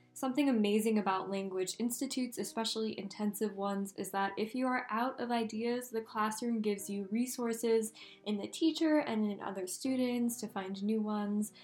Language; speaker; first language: English; native; English